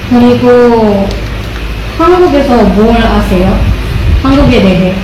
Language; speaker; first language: Korean; non-native, learner; Indonesian